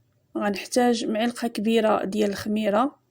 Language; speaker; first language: Arabic; native; Arabic